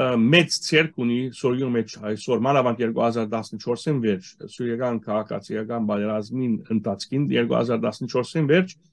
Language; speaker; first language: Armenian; early bilingual, heritage; Armenian